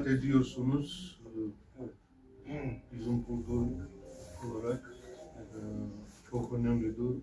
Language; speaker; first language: Turkish; non-native, learner; Georgian